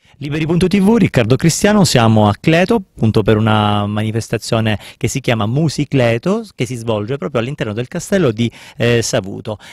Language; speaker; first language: Italian; native; Italian